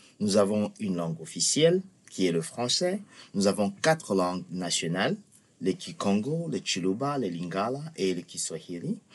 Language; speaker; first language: French; non-native, local second language; Lingala